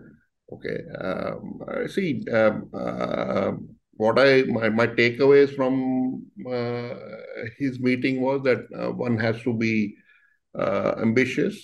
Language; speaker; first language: English; non-native, local second language; Hindi